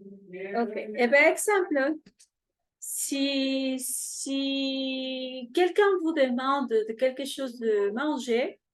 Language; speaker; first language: French; non-native, fluent; Spanish